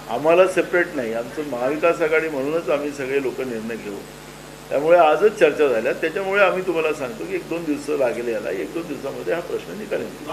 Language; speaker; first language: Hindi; non-native, local second language; Marathi